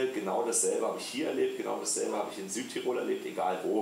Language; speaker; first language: German; native; German